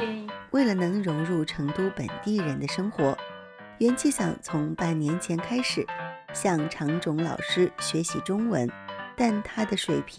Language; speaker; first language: Chinese; native; Chinese